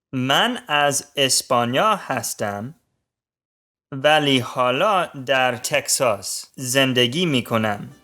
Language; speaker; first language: Persian; non-native, learner; English